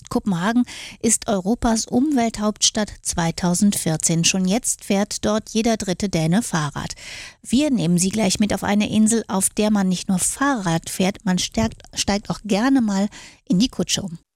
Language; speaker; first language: German; native; German